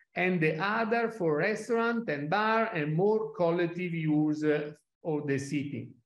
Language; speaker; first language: English; non-native, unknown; Italian